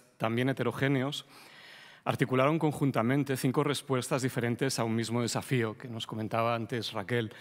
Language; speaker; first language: Spanish; native; Spanish